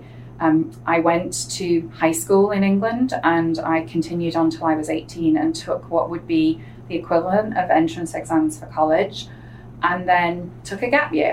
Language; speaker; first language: English; native; English